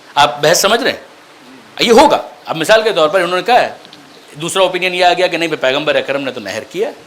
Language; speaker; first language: Urdu; non-native, local second language; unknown